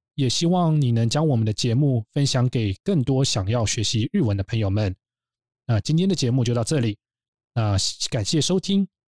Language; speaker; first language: Chinese; native; Chinese